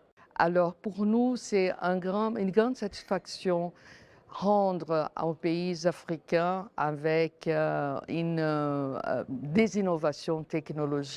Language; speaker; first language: French; non-native, fluent; Portuguese